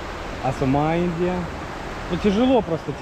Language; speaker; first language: Russian; native; Russian